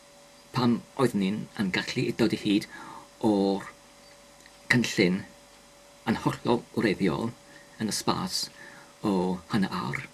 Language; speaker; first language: Welsh; non-native, learner; English